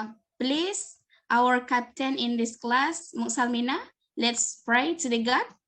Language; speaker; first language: English; non-native, learner; Indonesian